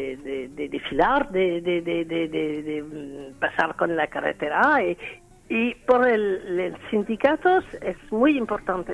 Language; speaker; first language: Spanish; non-native, learner; French